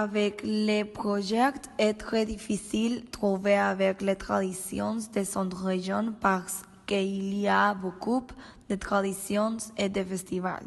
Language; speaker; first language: French; non-native, learner; Spanish